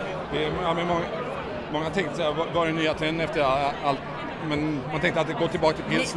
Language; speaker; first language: Swedish; native; Swedish